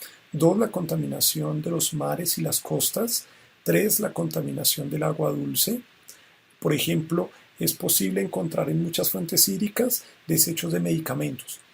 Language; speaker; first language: Spanish; native; Spanish